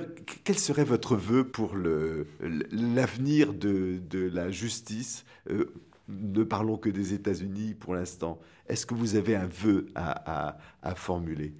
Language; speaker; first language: French; native; French